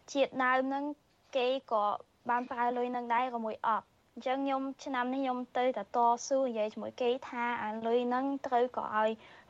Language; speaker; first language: Khmer; early bilingual, heritage; Khmer